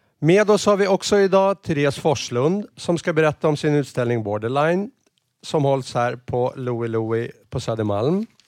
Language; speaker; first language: Swedish; native; Swedish